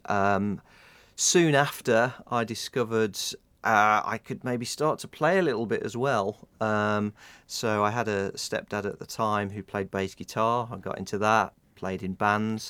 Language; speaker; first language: English; native; English